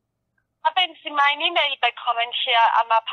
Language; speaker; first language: German; non-native, fluent; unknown